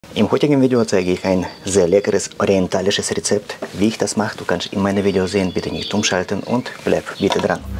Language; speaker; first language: German; non-native, learner; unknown